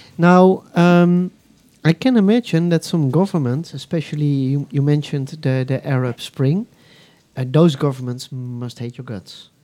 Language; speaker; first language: English; non-native, fluent; Dutch